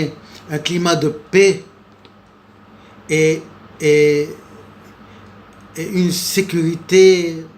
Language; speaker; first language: French; non-native, local second language; Arabic